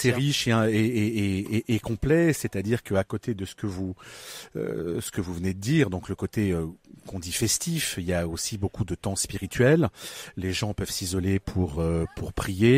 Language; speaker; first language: French; native; French